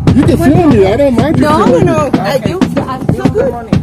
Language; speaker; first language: English; native; English